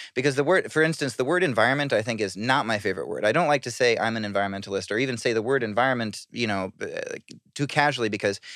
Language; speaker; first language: English; native; English